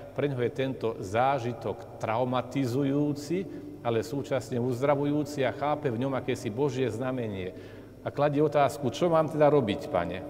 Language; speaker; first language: Slovak; native; Slovak